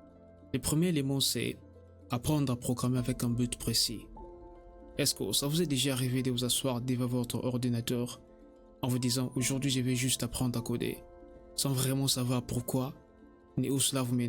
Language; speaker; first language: French; native; French